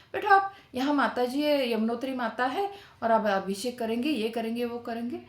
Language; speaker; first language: Hindi; non-native, local second language; Marathi